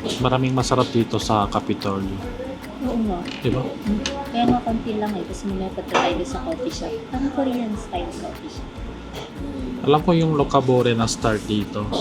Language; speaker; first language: Filipino; non-native, learner; Korean